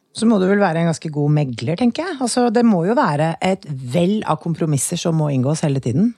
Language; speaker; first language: Norwegian; native; Norwegian